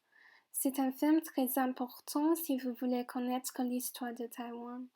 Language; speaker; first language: French; non-native, fluent; Chinese